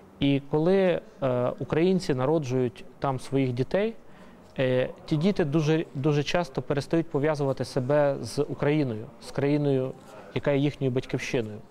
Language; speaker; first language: Ukrainian; native; Ukrainian